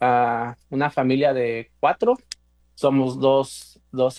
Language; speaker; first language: Spanish; native; Spanish